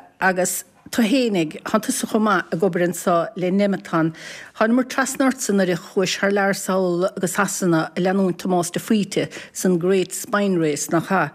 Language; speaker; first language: Irish; native; Irish